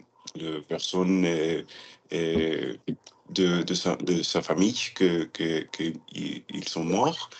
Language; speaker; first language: French; non-native, learner; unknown